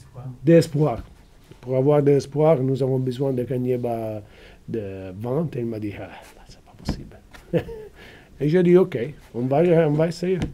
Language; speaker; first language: French; non-native, fluent; Italian